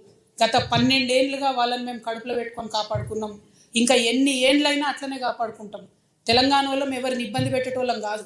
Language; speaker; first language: Telugu; native; Telugu